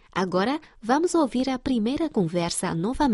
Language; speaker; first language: Portuguese; non-native, fluent; Chinese